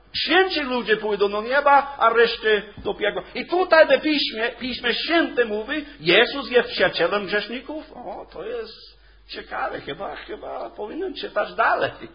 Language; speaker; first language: Polish; non-native, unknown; English